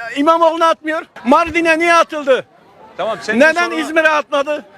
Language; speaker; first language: Turkish; non-native, local second language; Kurdish